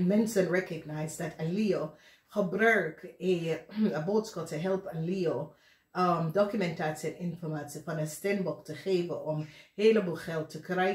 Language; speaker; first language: Dutch; non-native, learner; English